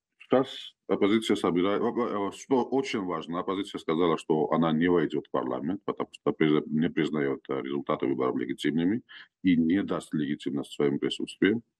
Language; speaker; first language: Russian; non-native, local second language; Georgian